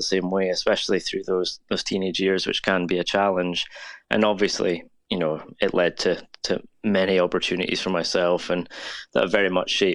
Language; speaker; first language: English; native; English